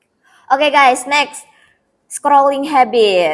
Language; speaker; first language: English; non-native, learner; Indonesian